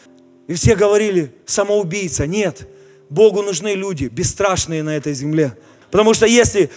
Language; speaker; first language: Russian; native; Russian